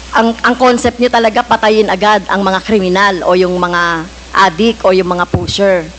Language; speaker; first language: Filipino; native; Filipino